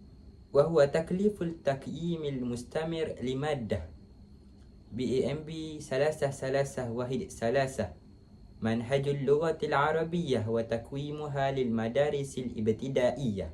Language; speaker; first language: Arabic; non-native, learner; Malay